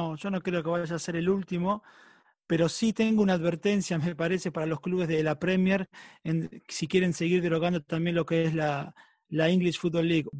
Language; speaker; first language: Spanish; native; Spanish